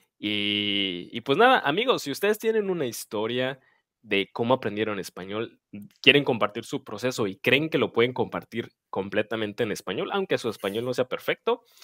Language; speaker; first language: Spanish; native; Spanish